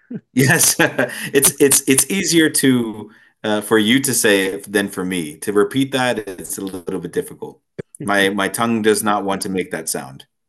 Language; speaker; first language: English; native; English